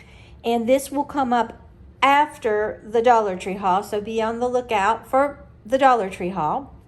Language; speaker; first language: English; native; English